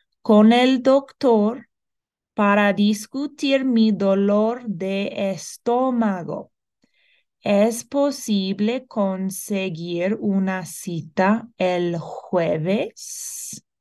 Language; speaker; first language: Spanish; non-native, fluent; English